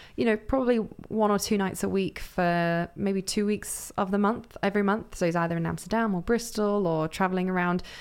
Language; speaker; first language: English; native; English